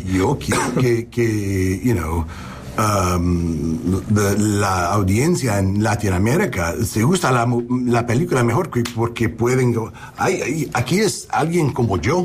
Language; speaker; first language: Spanish; non-native, learner; English